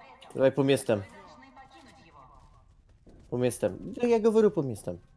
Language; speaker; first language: Russian; non-native, learner; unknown